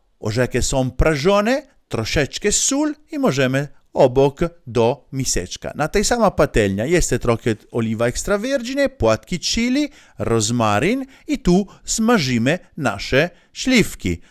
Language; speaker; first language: Polish; non-native, learner; Italian